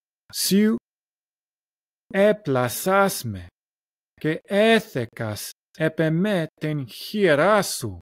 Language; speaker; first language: Greek; non-native, learner; English